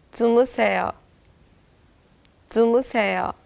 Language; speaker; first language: Korean; non-native, learner; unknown